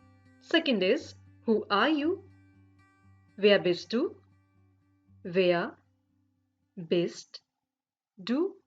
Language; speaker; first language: German; non-native, fluent; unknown